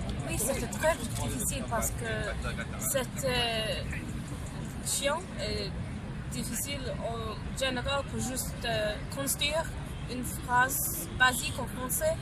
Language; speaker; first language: French; non-native, learner; English